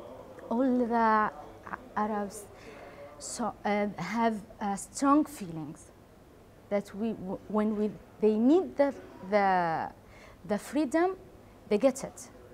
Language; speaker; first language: English; non-native, learner; Arabic